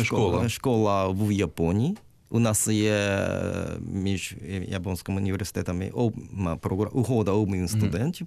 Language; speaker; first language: Ukrainian; non-native, learner; Japanese